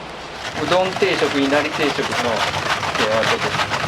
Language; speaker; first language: Japanese; native; Japanese